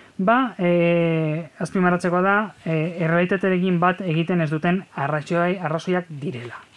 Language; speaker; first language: Basque; native; Basque